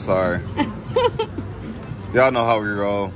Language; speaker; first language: English; native; English